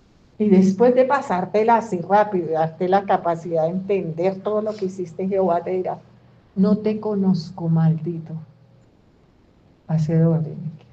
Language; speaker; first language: Spanish; native; Spanish